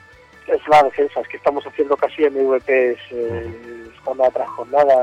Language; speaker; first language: Spanish; native; Spanish